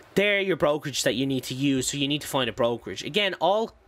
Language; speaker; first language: English; native; English